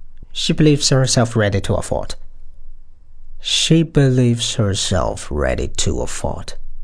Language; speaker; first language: English; non-native, fluent; Chinese